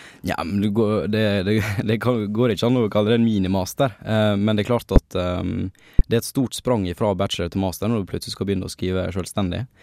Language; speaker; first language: Norwegian; native; Norwegian